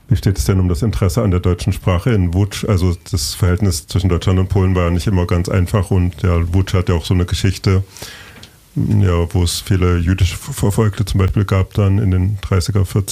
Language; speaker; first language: German; native; German